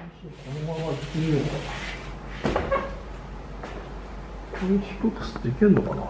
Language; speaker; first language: Japanese; native; Japanese